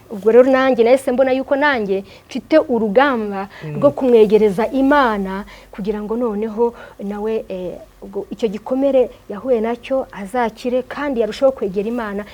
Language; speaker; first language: Kinyarwanda; early bilingual, heritage; Kinyarwanda